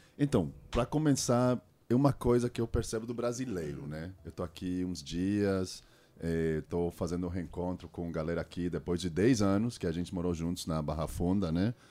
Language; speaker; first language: Portuguese; non-native, fluent; English